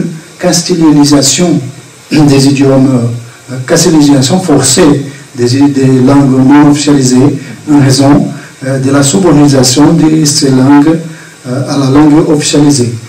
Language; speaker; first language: French; non-native, fluent; Portuguese